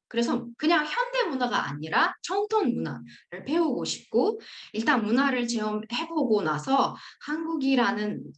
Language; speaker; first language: Korean; non-native, fluent; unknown